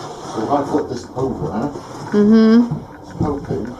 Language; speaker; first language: English; native; English